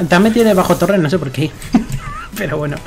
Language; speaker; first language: Spanish; native; Spanish